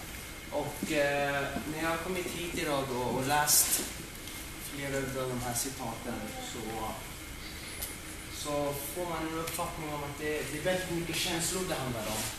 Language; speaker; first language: Swedish; native; Swedish